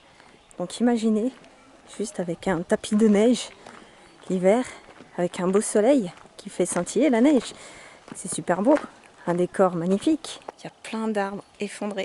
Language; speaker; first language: French; native; French